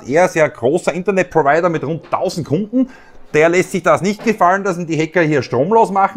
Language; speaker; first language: German; native; German